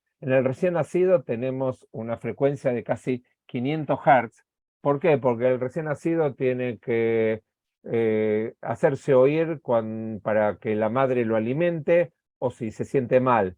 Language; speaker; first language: Spanish; native; Spanish